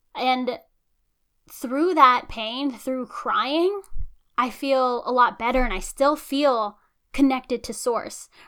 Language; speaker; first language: English; native; English